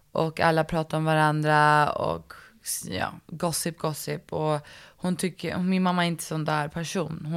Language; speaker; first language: Swedish; early bilingual, other home language; English